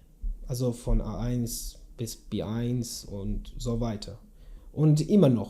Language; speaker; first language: German; non-native, learner; Kurdish